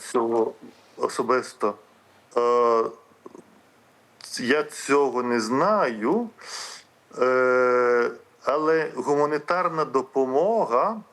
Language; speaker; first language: Ukrainian; non-native, fluent; Lithuanian